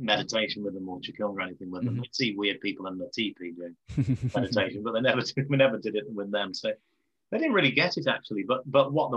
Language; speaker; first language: English; native; English